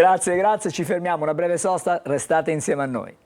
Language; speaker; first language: Italian; native; Italian